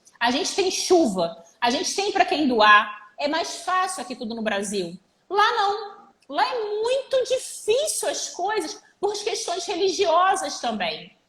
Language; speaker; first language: Portuguese; native; Portuguese